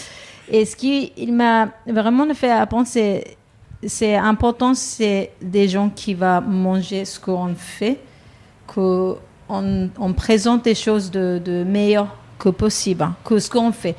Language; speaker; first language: French; non-native, fluent; Japanese